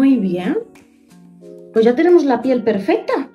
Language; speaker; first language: Spanish; native; Spanish